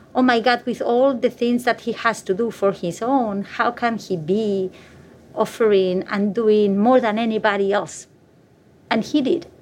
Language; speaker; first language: English; non-native, fluent; Spanish